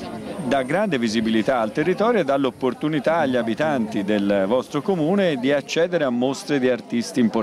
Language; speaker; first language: Italian; native; Italian